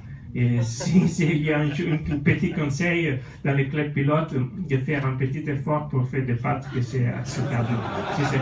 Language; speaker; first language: French; non-native, fluent; Italian